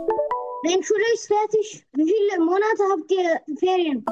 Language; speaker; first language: German; non-native, learner; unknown